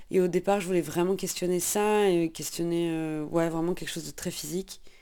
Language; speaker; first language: French; native; French